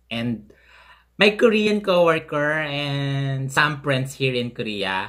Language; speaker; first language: English; non-native, local second language; Filipino